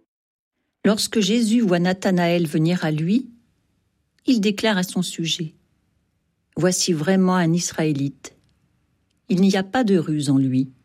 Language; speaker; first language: French; native; French